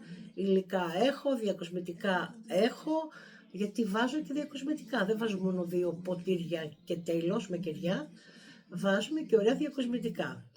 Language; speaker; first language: Greek; native; Greek